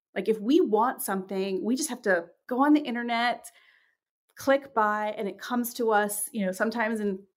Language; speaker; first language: English; native; English